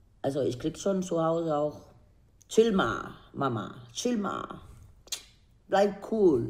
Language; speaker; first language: German; non-native, learner; Spanish